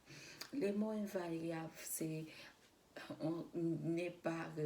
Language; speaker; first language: French; non-native, learner; Spanish